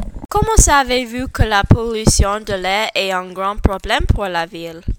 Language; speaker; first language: French; non-native, learner; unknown